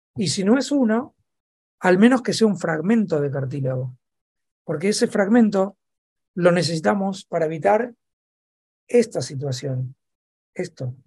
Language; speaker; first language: Spanish; native; Spanish